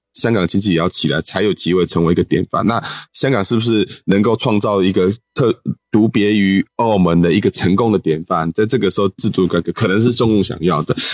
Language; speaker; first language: Chinese; native; Chinese